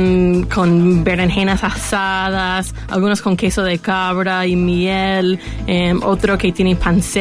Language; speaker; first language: Spanish; non-native, fluent; English